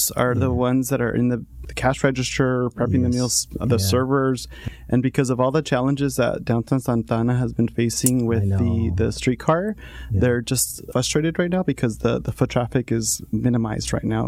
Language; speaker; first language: English; native; English